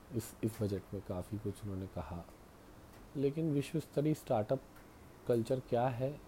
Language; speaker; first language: Hindi; native; Hindi